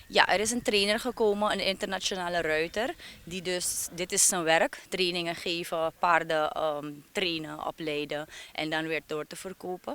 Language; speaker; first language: Dutch; native; Dutch